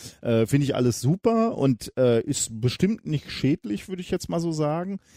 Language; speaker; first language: German; native; German